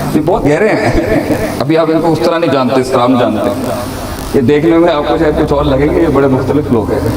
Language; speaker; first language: Urdu; non-native, local second language; Punjabi